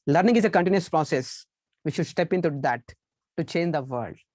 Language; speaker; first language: English; non-native, local second language; Telugu